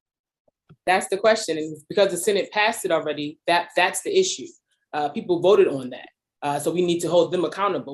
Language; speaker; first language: English; native; English